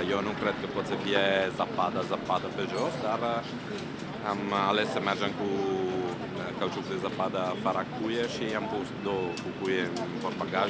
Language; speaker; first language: Romanian; non-native, fluent; Italian